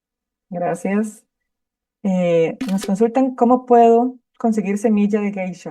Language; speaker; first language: Spanish; native; Spanish